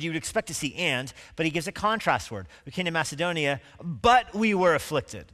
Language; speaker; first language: English; native; English